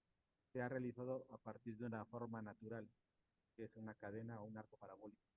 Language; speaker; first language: Spanish; native; Spanish